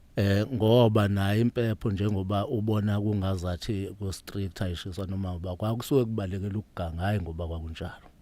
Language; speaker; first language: Zulu; native; Zulu